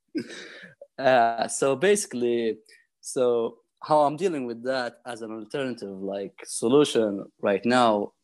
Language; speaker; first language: English; non-native, fluent; Arabic